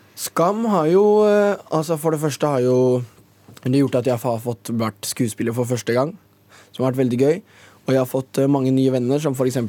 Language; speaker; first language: Norwegian; native; Norwegian